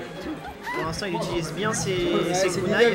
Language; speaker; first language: French; native; French